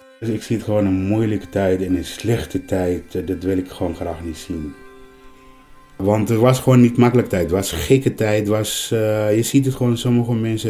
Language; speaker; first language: Dutch; non-native, learner; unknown